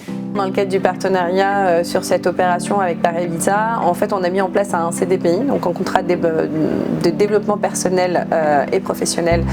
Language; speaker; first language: French; native; French